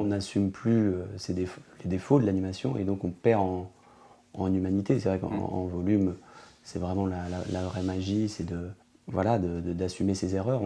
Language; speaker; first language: French; native; French